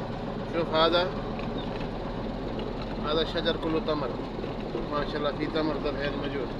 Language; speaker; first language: Arabic; non-native, fluent; Urdu